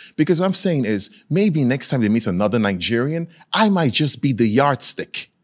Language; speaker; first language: English; non-native, local second language; Yoruba